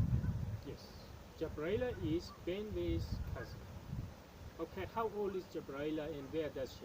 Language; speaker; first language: English; non-native, fluent; Tajik